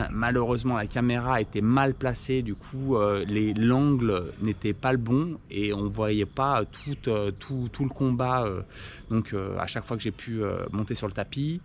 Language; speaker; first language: French; native; French